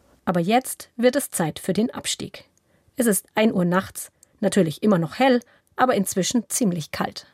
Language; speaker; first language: German; native; German